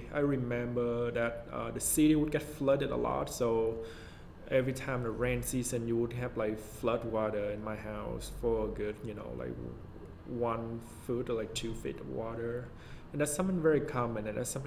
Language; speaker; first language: English; non-native, fluent; Vietnamese